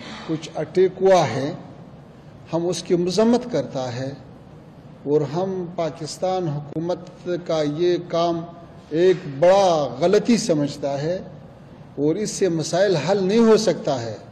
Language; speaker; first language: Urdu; non-native, fluent; Pashto